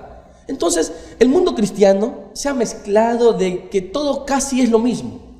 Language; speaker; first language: Spanish; native; Spanish